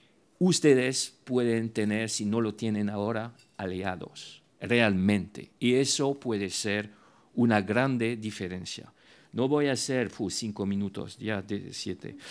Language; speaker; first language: Spanish; non-native, fluent; French